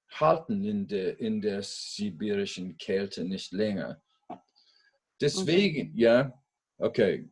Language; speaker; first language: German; non-native, fluent; English